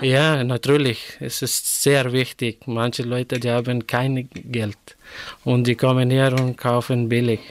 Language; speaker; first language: German; non-native, learner; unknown